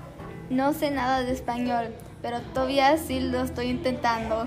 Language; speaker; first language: Spanish; early bilingual, heritage; Spanish